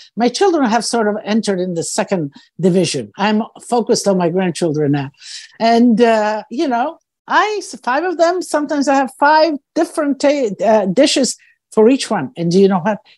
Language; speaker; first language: English; early bilingual, other home language; Croatian